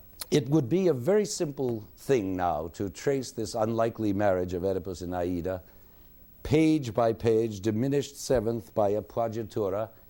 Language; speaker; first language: English; native; English